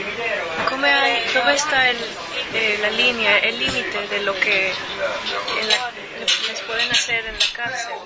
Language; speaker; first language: Italian; non-native, learner; Spanish